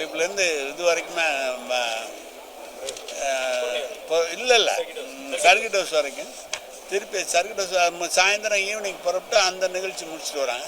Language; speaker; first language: Tamil; native; Tamil